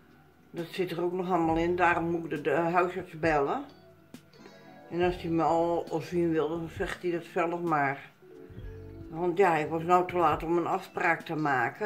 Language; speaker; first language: Dutch; native; Dutch